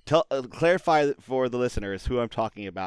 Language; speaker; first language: English; native; English